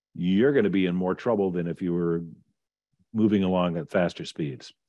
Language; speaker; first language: English; native; English